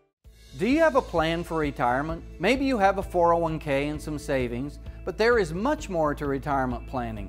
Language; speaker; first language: English; native; English